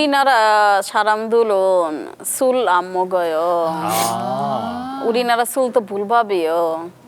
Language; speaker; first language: Korean; non-native, local second language; Bangla